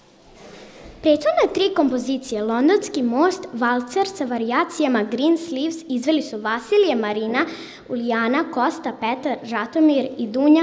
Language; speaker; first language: Serbian; native; Serbian